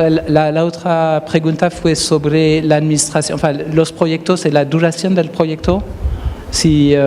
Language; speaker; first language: Spanish; non-native, fluent; French